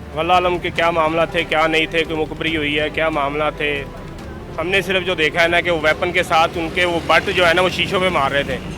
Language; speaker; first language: Urdu; non-native, local second language; Punjabi